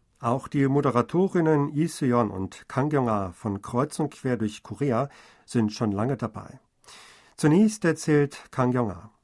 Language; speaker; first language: German; native; German